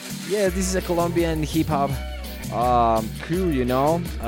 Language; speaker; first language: English; non-native, fluent; Spanish